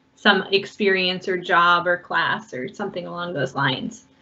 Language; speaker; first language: English; native; English